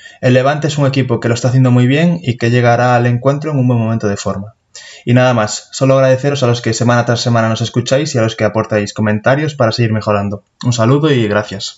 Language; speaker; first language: Spanish; native; Spanish